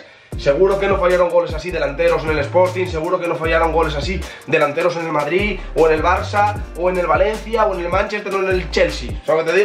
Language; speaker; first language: Spanish; native; Spanish